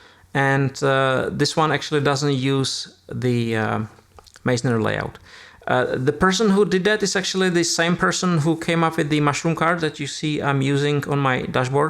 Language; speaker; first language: English; non-native, fluent; Czech